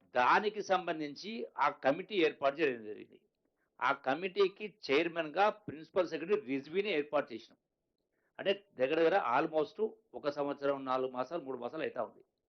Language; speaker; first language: Telugu; native; Telugu